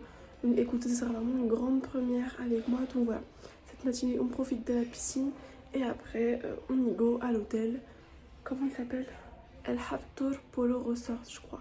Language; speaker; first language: French; native; French